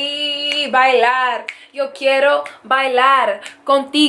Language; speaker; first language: Spanish; non-native, fluent; English